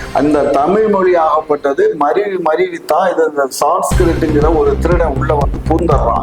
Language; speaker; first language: Tamil; non-native, local second language; Telugu